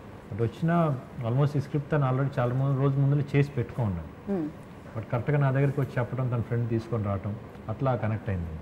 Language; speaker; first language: Telugu; native; Telugu